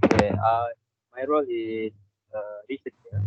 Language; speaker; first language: English; non-native, local second language; Malay